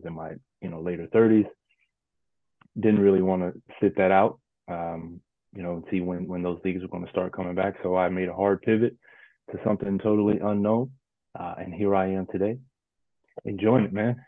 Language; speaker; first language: English; native; English